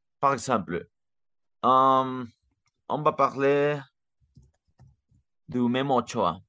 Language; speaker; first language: French; non-native, learner; Spanish